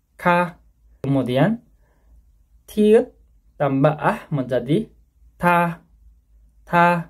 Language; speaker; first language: Indonesian; non-native, fluent; Korean